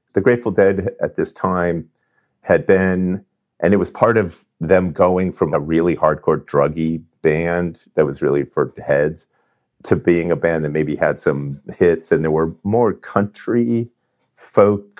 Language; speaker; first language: English; native; English